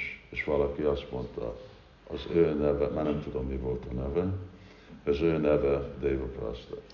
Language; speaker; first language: Hungarian; early bilingual, heritage; Hungarian